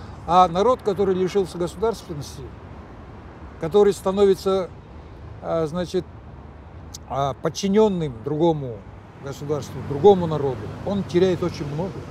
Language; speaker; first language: Russian; native; Russian